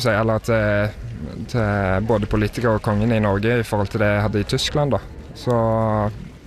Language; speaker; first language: Norwegian; early bilingual, other home language; German